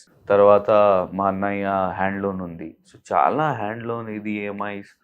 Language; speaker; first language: Telugu; non-native, learner; Hindi